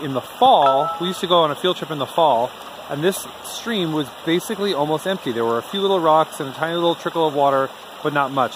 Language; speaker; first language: English; native; English